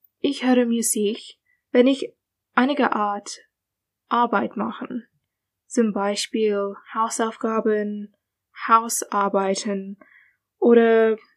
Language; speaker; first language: German; non-native, learner; English